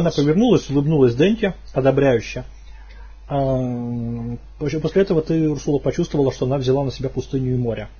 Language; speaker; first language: Russian; native; Russian